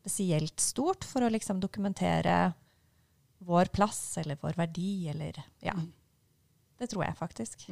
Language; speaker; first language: Norwegian; native; Norwegian